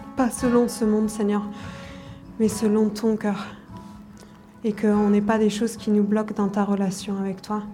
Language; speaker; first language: French; non-native, fluent; German